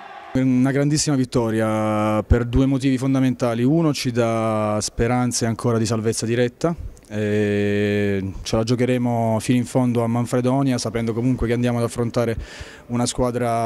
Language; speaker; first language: Italian; native; Italian